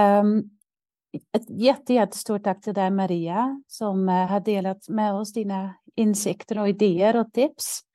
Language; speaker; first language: Swedish; non-native, fluent; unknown